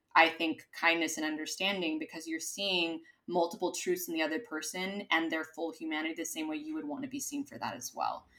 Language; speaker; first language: English; native; English